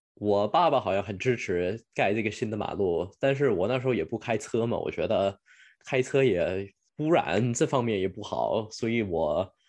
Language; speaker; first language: Chinese; early bilingual, heritage; Chinese